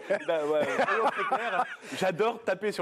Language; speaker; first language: French; native; French